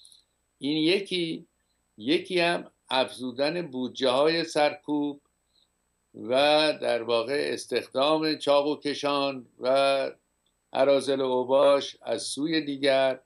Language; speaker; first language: Persian; native; Persian